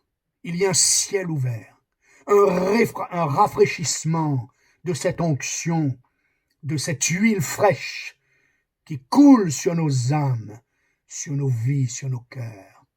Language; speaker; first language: French; native; French